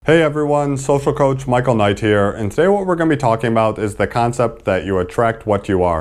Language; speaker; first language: English; native; English